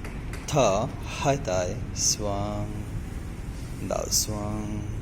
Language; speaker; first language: Vietnamese; non-native, learner; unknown